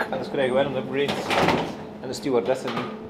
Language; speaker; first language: Dutch; native; Dutch